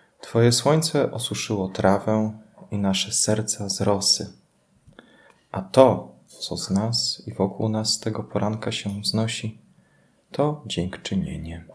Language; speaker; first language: Polish; native; Polish